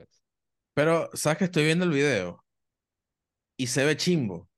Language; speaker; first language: Spanish; native; Spanish